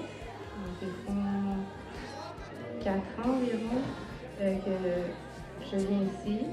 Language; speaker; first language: French; native; French